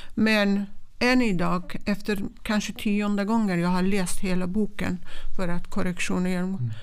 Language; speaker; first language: Swedish; non-native, fluent; Persian